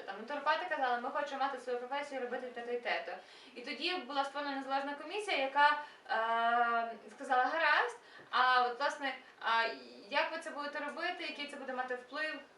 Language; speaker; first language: Ukrainian; native; Ukrainian